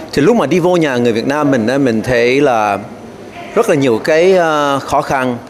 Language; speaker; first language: Vietnamese; early bilingual, other home language; English